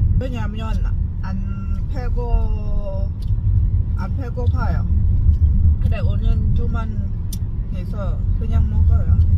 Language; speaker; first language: Korean; non-native, learner; Lao